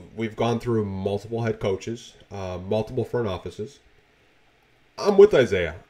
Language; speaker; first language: English; native; English